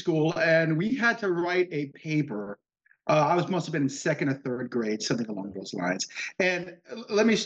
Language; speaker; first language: English; native; English